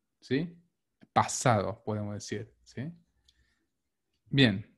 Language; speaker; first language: Spanish; non-native, fluent; Korean